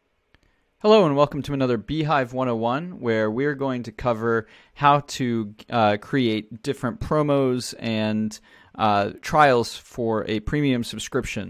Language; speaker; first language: English; native; English